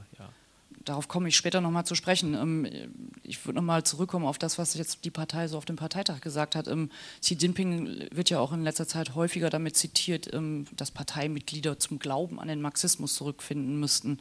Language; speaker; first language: German; native; German